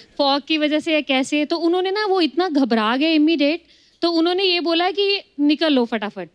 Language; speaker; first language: Hindi; native; Hindi